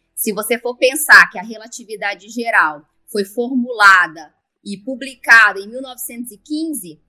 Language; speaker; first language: Portuguese; native; Portuguese